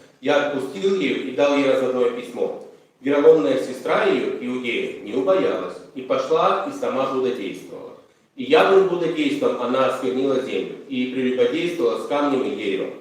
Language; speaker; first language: Russian; native; Russian